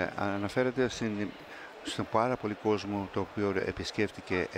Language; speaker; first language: Greek; native; Greek